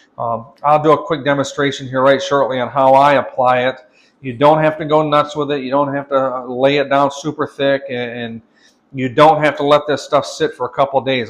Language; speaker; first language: English; native; English